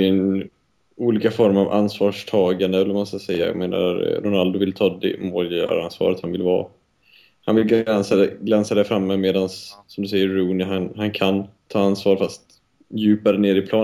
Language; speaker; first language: Swedish; native; Swedish